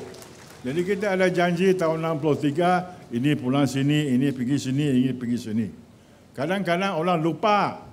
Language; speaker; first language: Malay; native; Malay